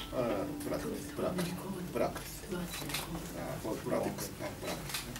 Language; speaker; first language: Japanese; non-native, fluent; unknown